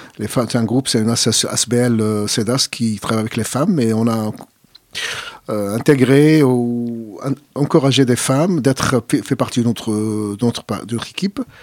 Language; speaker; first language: French; non-native, fluent; Arabic